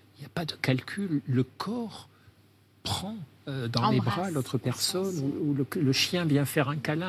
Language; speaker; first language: French; native; French